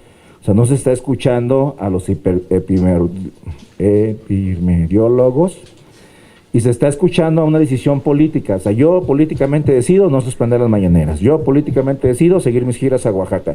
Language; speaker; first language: Spanish; native; Spanish